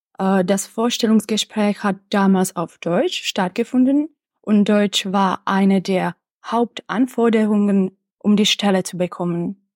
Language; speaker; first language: German; non-native, fluent; Czech